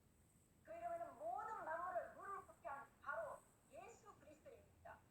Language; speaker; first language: Korean; native; Korean